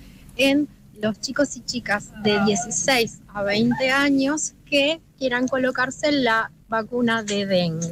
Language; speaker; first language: Spanish; native; Spanish